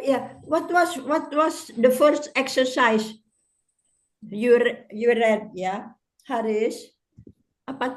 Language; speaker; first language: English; non-native, fluent; Indonesian